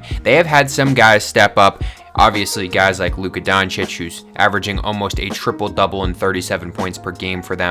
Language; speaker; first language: English; native; English